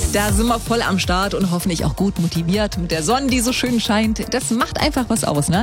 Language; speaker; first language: German; native; German